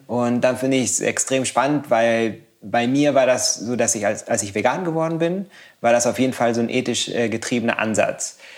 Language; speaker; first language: German; non-native, fluent; Spanish